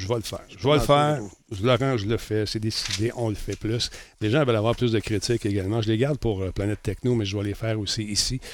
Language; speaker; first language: French; native; French